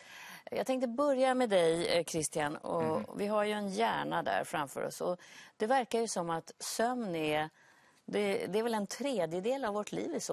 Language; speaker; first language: Swedish; native; Swedish